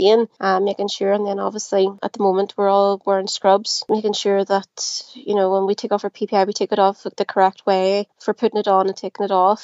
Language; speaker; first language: English; native; English